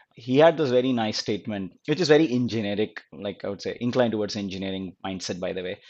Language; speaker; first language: English; non-native, local second language; Telugu